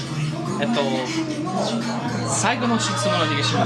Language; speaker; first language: Japanese; non-native, learner; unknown